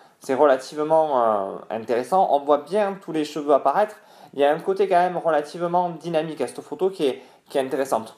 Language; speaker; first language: French; native; French